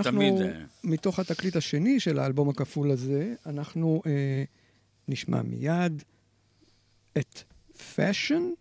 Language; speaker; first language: Hebrew; native; Hebrew